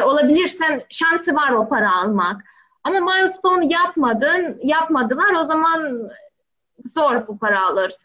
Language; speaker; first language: Turkish; non-native, learner; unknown